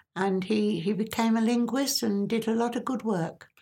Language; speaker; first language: English; native; English